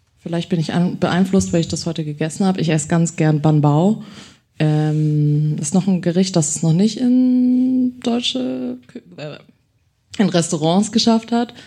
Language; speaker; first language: German; early bilingual, other home language; Chinese